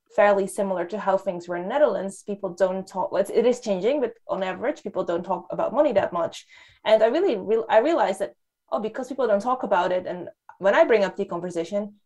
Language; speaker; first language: English; non-native, fluent; Dutch